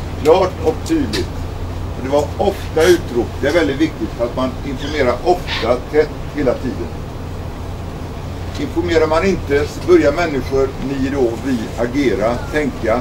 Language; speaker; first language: Swedish; native; Swedish